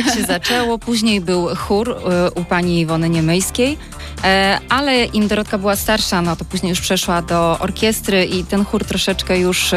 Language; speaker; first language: Polish; native; Polish